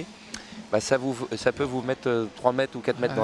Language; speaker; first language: French; native; French